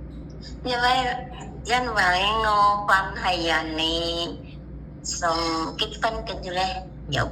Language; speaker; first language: Cantonese; non-native, learner; Indonesian